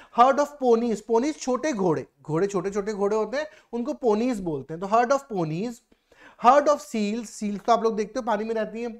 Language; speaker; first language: Hindi; native; Hindi